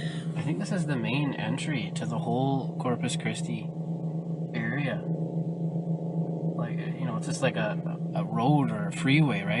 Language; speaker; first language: English; native; English